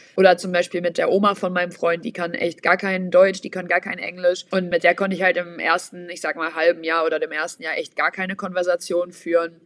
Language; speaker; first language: German; native; German